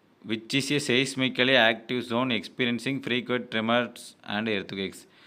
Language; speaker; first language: English; non-native, local second language; Tamil